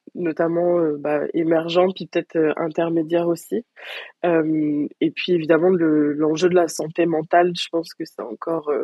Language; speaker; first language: French; native; French